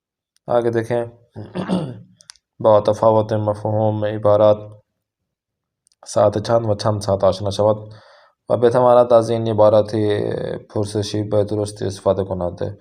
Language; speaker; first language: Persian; non-native, fluent; Urdu